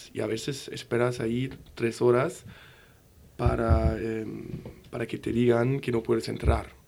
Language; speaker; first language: Spanish; non-native, fluent; German